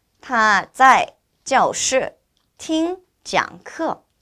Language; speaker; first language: Chinese; non-native, fluent; Korean